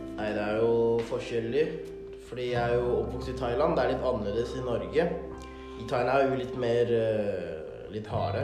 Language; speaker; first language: Norwegian; early bilingual, other home language; Thai